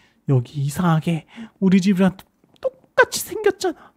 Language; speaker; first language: Korean; native; Korean